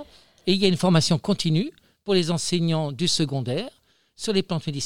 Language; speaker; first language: French; native; French